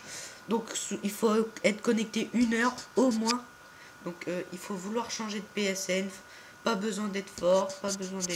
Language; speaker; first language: French; native; French